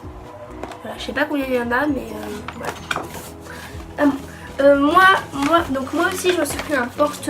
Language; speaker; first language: French; native; French